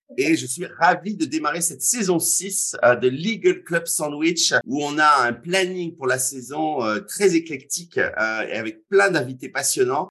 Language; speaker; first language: French; native; French